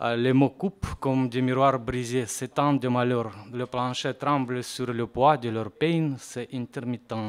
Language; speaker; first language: French; non-native, fluent; Russian